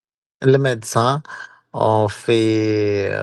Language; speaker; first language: French; non-native, learner; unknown